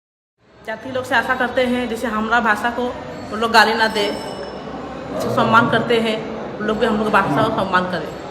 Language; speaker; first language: Hindi; early bilingual, heritage; Hindi